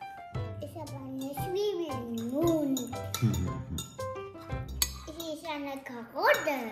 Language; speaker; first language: German; early bilingual, other home language; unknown